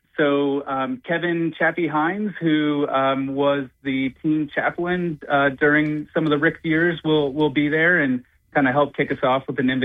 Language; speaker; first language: English; native; English